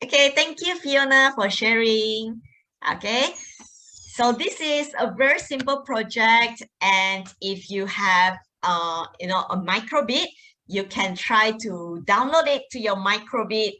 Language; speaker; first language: English; non-native, local second language; Malay